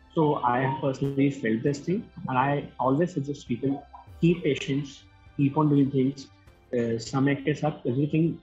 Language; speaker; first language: Hindi; native; Hindi